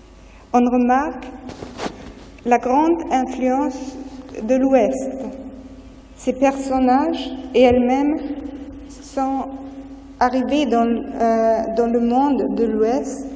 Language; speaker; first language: French; non-native, fluent; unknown